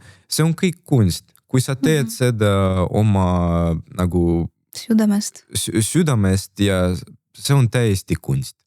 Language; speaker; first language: Estonian; non-native, local second language; Russian